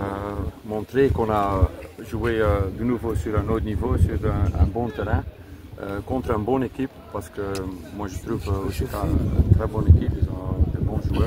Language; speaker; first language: French; non-native, fluent; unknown